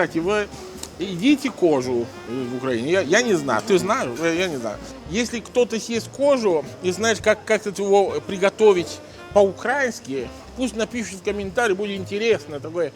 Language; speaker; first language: Russian; non-native, fluent; Italian